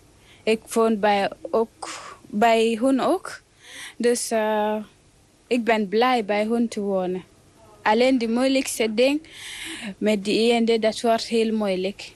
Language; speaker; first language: Dutch; non-native, learner; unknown